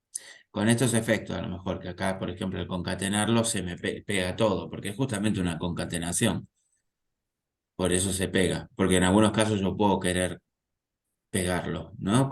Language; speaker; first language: Spanish; native; Spanish